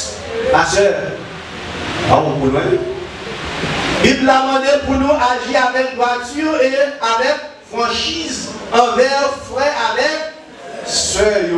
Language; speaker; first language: French; non-native, learner; Haitian Creole